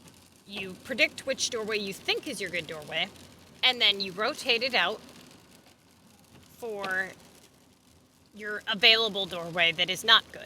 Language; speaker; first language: English; native; English